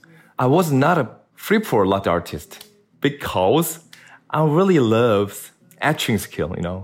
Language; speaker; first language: English; non-native, learner; Korean